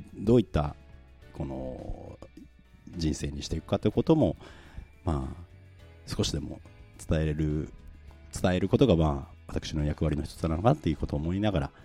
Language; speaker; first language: Japanese; native; Japanese